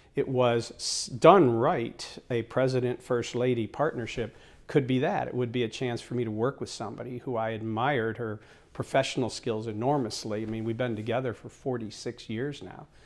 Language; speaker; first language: English; native; English